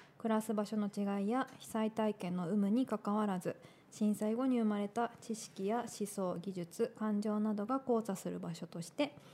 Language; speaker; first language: Japanese; native; Japanese